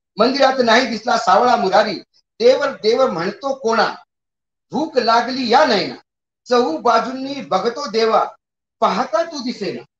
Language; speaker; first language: Marathi; native; Marathi